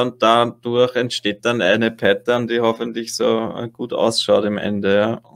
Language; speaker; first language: German; native; German